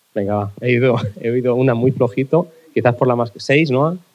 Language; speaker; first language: Spanish; native; Spanish